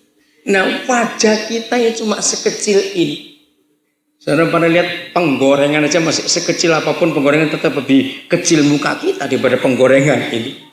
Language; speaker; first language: Indonesian; native; Indonesian